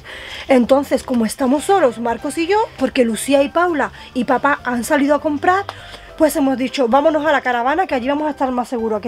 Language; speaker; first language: Spanish; native; Spanish